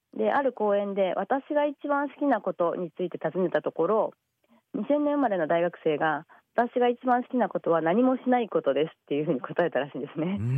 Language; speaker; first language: Japanese; native; Japanese